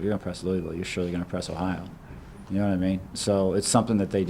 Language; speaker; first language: English; native; English